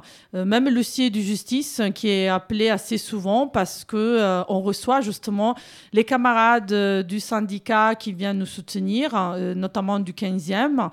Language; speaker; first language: French; native; French